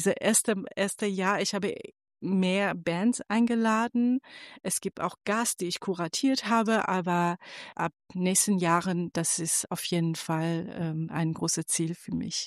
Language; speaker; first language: German; non-native, fluent; Persian